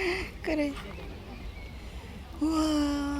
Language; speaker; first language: Korean; non-native, learner; Filipino